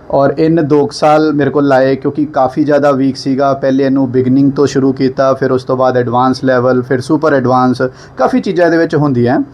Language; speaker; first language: Punjabi; non-native, local second language; Hindi